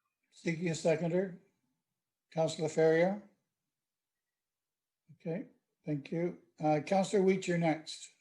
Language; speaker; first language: English; native; English